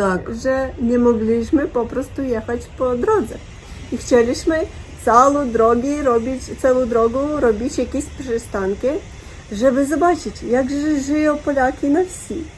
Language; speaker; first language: Polish; non-native, learner; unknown